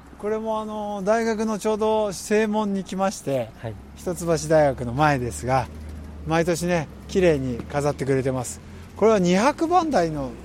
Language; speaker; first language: Japanese; non-native, fluent; Vietnamese